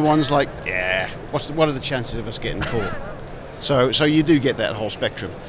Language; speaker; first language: English; native; English